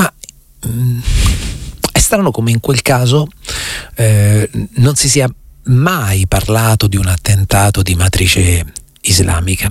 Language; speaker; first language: Italian; native; Italian